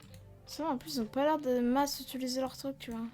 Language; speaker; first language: French; native; French